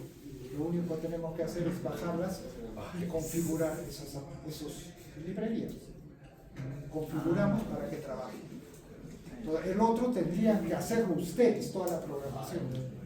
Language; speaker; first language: Spanish; native; Spanish